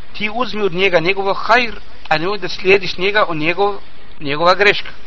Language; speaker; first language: Bosnian; non-native, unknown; Arabic